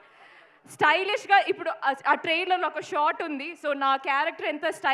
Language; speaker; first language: Telugu; non-native, fluent; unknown